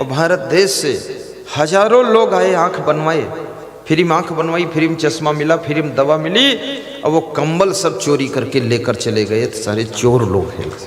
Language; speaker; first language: Hindi; native; Hindi